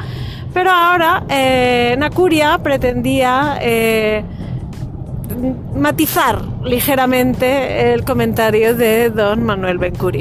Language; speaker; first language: Spanish; native; Spanish